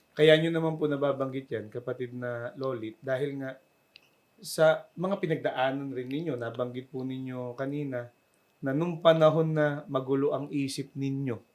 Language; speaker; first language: Filipino; native; Filipino